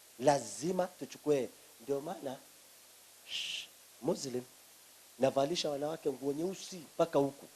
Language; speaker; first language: Swahili; non-native, local second language; Somali